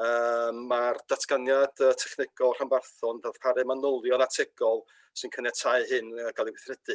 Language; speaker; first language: Welsh; native; Welsh